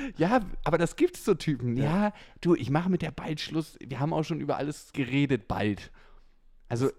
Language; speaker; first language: German; native; German